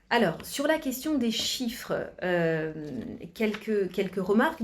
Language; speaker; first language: French; native; French